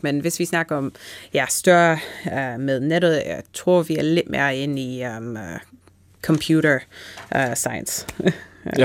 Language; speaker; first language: Danish; non-native, fluent; English